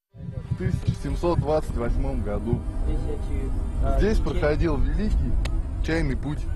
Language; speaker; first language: Russian; native; Russian